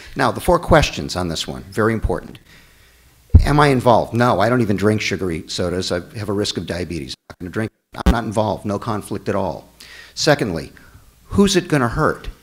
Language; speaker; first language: English; native; English